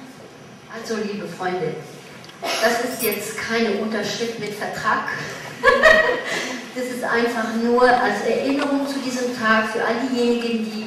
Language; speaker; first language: German; non-native, fluent; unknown